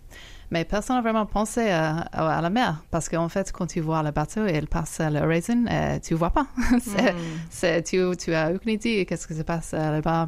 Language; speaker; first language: French; non-native, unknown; English